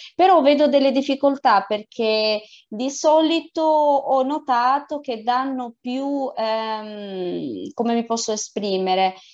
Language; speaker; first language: Italian; non-native, fluent; Albanian